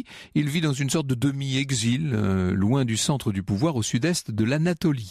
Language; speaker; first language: French; native; French